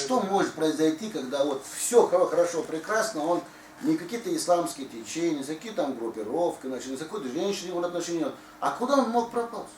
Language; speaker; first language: Russian; native; Russian